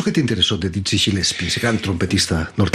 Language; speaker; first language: Spanish; native; Spanish